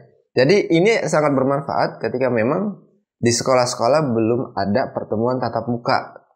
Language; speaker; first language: Indonesian; native; Indonesian